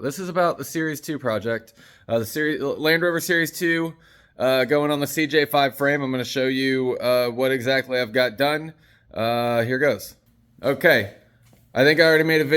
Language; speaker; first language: English; native; English